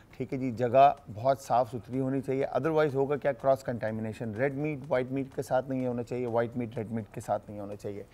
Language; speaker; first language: Urdu; native; Urdu